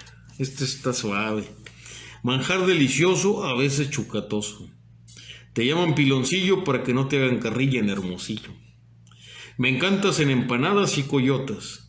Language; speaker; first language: Spanish; native; Spanish